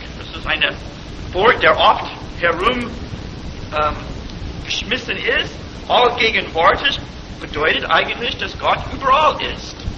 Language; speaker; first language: German; non-native, fluent; English